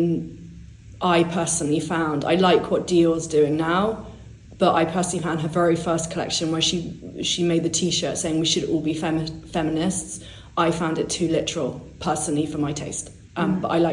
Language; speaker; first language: English; native; English